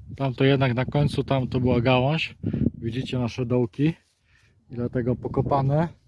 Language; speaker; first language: Polish; native; Polish